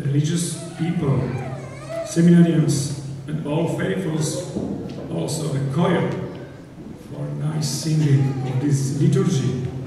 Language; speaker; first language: English; non-native, learner; Slovak